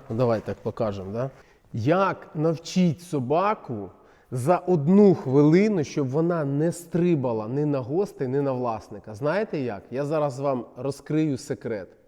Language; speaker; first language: Ukrainian; non-native, local second language; Russian